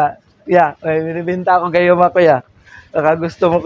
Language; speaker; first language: Filipino; non-native, local second language; Cebuano